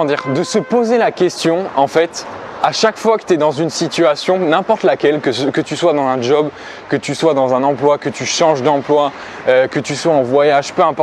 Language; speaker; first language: French; native; French